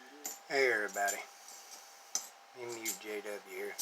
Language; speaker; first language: English; native; English